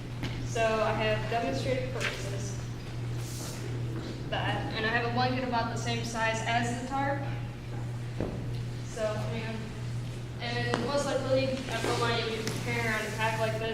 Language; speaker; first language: English; native; English